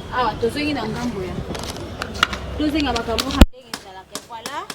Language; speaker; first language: Lingala; non-native, local second language; Luba-Lulua